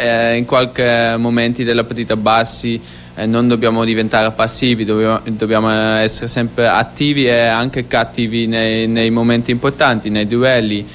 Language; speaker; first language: Italian; non-native, fluent; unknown